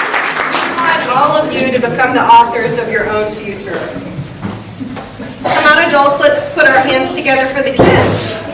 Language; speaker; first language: English; native; English